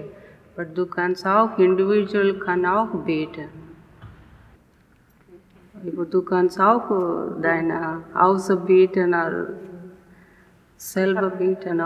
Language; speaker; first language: German; non-native, learner; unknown